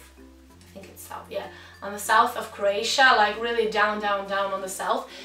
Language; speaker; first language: English; non-native, fluent; Slovenian